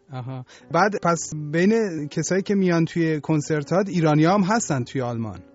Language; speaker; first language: Persian; native; Persian